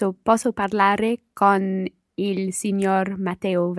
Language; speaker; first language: Italian; non-native, learner; English